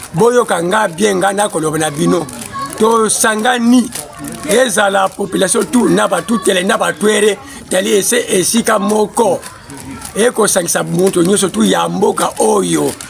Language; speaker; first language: Lingala; native; Lingala